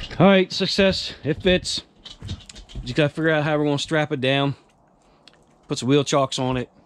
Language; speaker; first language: English; native; English